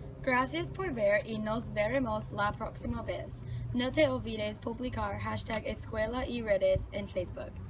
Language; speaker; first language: Spanish; non-native, learner; English